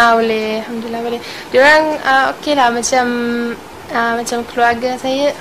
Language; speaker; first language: Malay; non-native, fluent; German